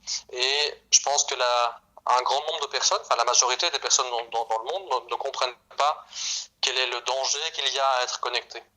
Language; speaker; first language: French; native; French